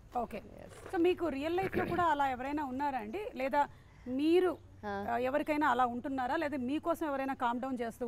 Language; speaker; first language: Telugu; native; Telugu